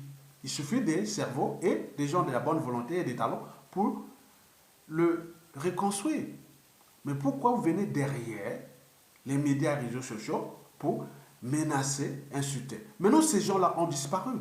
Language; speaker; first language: French; non-native, local second language; Lingala